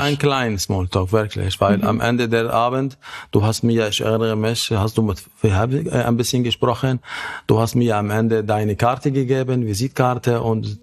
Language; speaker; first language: German; non-native, fluent; Arabic